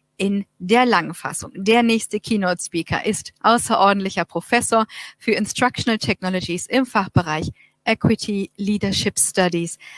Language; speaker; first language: German; native; German